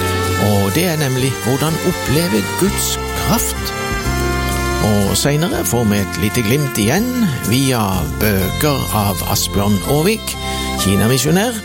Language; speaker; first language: Norwegian; native; Norwegian